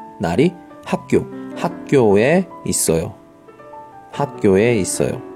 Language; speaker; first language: Korean; non-native, fluent; Chinese